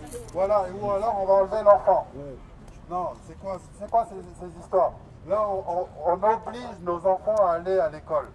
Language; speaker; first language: French; native; French